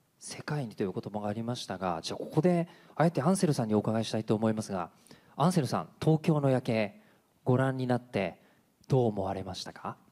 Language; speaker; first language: Japanese; native; Japanese